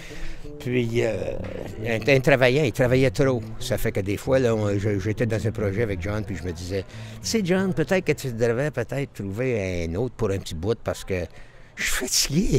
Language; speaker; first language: French; native; French